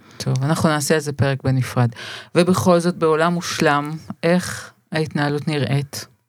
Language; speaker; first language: Hebrew; native; Hebrew